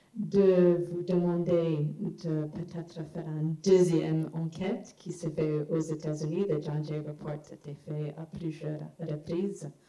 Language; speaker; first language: French; non-native, fluent; English